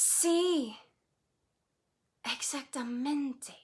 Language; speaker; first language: Spanish; non-native, fluent; English